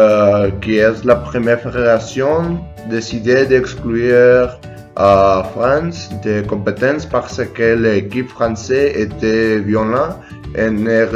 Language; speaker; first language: French; non-native, learner; Spanish